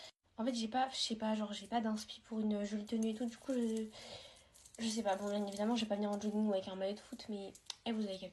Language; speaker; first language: French; native; French